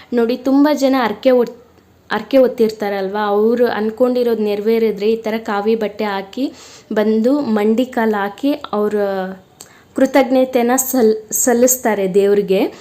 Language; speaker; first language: Kannada; native; Kannada